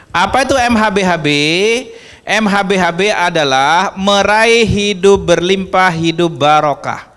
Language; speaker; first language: Indonesian; non-native, local second language; Madurese